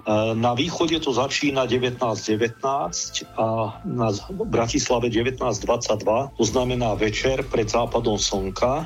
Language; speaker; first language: Slovak; native; Slovak